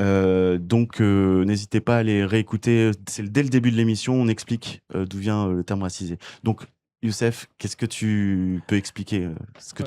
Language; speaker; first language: French; native; French